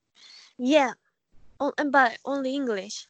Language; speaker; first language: English; non-native, learner; Japanese